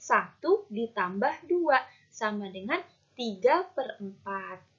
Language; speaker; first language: Indonesian; native; Indonesian